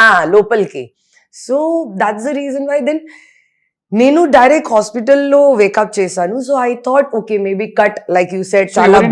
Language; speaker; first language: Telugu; non-native, learner; Hindi